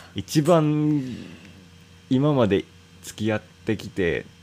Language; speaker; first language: Japanese; non-native, fluent; German